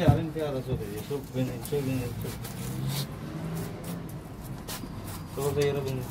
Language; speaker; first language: Arabic; non-native, learner; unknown